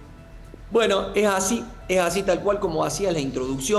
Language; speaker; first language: Spanish; native; Spanish